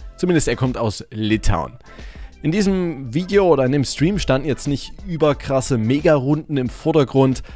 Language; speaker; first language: German; native; German